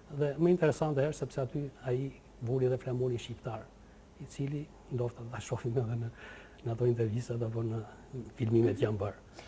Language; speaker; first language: Albanian; native; Albanian